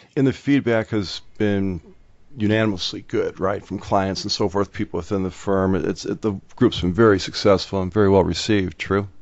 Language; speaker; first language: English; native; English